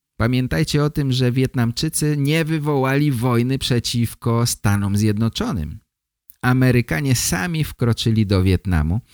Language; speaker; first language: Polish; native; Polish